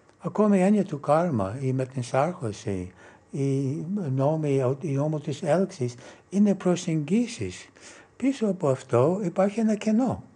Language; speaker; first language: Greek; non-native, fluent; English